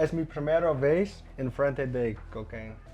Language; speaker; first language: Spanish; non-native, learner; English